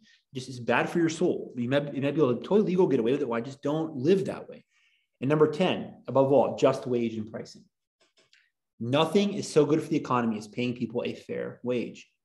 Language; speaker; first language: English; native; English